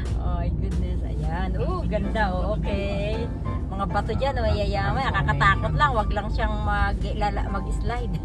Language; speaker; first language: Filipino; native; Filipino